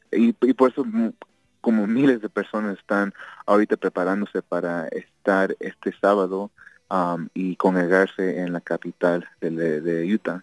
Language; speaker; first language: Spanish; early bilingual, heritage; Spanish